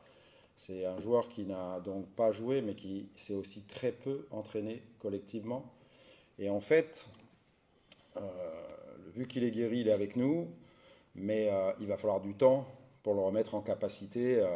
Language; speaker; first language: French; native; French